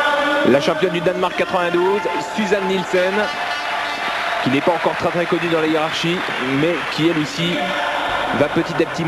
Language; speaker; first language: French; native; French